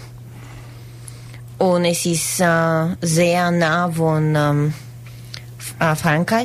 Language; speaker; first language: German; non-native, learner; Spanish